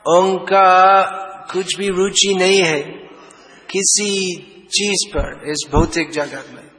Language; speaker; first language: Hindi; non-native, fluent; English